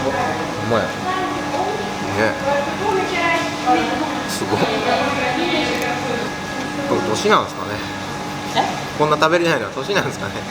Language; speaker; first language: Japanese; native; Japanese